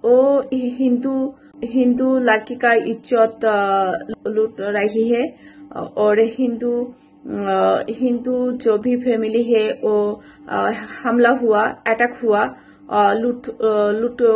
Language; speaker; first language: Hindi; non-native, learner; Bangla